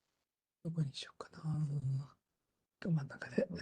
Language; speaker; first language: Japanese; non-native, fluent; English